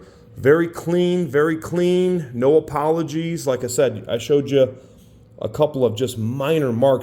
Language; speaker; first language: English; native; English